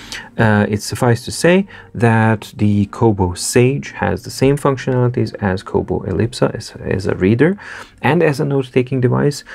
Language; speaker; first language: English; non-native, fluent; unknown